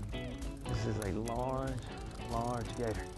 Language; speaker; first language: English; native; English